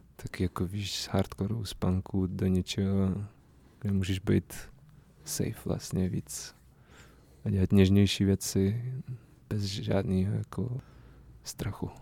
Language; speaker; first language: Czech; non-native, fluent; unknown